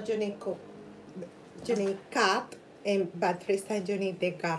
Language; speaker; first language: English; non-native, learner; Spanish